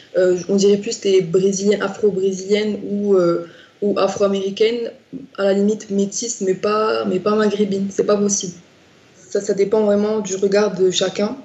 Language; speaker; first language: French; non-native, local second language; Arabic